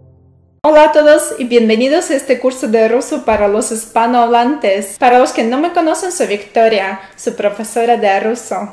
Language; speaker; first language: Spanish; non-native, fluent; Russian